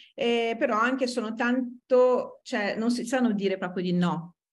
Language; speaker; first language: Italian; non-native, fluent; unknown